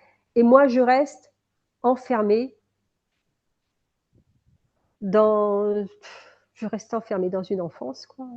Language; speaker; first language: French; native; French